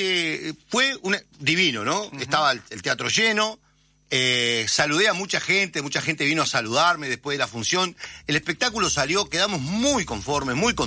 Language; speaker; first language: Spanish; native; Spanish